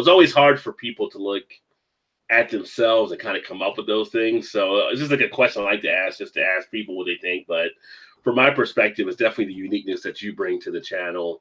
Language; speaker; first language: English; native; English